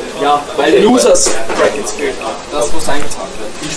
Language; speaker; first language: German; native; German